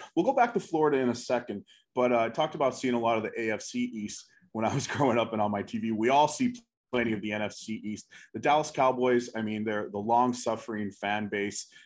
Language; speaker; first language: English; native; English